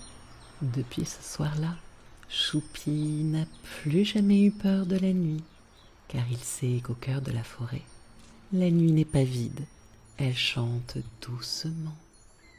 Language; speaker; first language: French; native; French